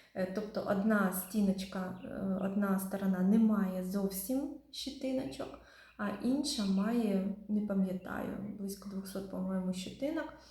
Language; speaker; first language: Ukrainian; non-native, local second language; Russian